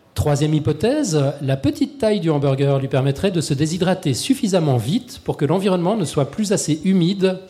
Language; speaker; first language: French; native; French